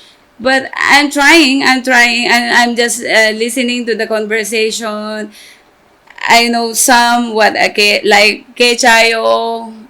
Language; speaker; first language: English; non-native, local second language; Filipino